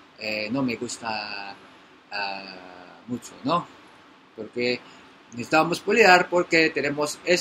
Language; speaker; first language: Spanish; non-native, learner; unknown